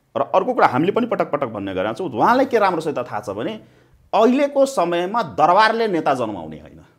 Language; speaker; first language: Nepali; non-native, local second language; Maithili